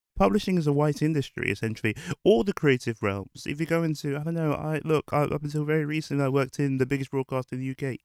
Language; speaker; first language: English; early bilingual, other home language; Yoruba